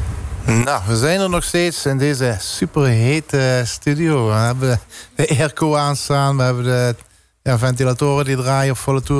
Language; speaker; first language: Dutch; native; Dutch